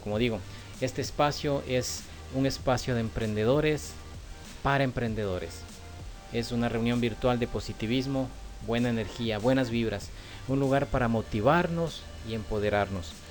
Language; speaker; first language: Spanish; native; Spanish